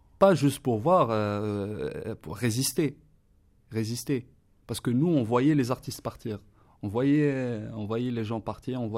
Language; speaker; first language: French; non-native, local second language; Kabyle